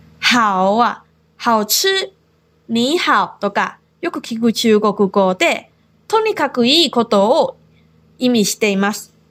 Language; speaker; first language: Japanese; non-native, fluent; Chinese